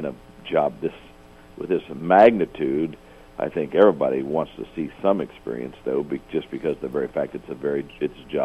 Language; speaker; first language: English; native; English